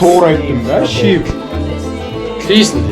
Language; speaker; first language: English; non-native, learner; Uzbek